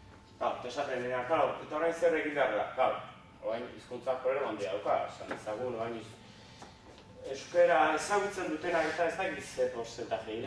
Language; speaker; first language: Basque; native; Basque